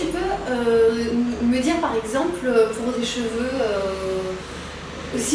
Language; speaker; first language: French; native; French